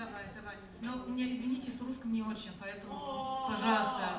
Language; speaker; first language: Russian; non-native, learner; German